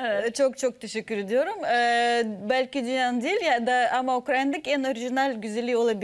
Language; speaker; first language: Turkish; non-native, fluent; Russian